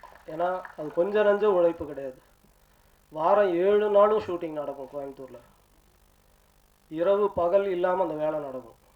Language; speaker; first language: Tamil; native; Tamil